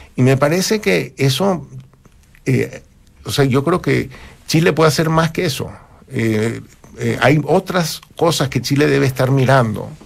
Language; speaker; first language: Spanish; native; Spanish